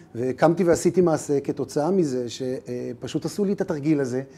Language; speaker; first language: Hebrew; native; Hebrew